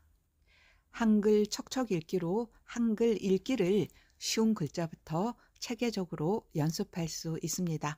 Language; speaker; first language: Korean; native; Korean